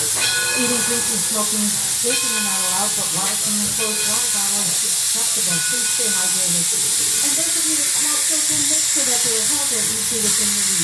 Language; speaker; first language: English; native; English